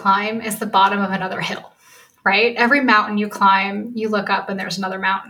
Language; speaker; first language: English; native; English